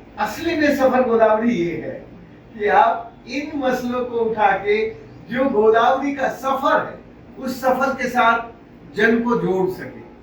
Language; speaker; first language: Hindi; native; Hindi